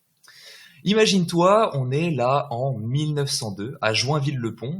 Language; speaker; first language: French; native; French